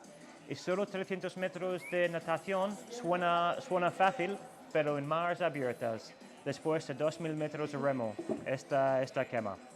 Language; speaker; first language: Spanish; non-native, learner; English